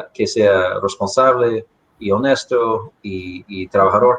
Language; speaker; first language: Spanish; non-native, fluent; English